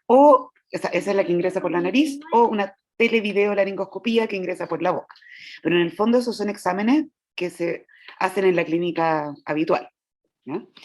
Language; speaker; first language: Spanish; native; Spanish